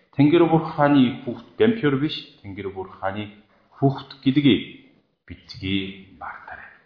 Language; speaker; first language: Mongolian; non-native, fluent; Korean